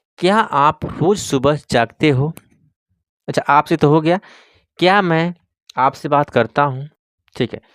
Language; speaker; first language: Hindi; native; Hindi